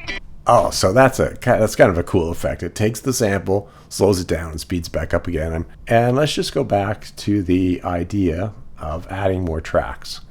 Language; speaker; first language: English; native; English